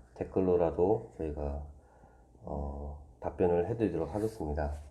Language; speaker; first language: Korean; native; Korean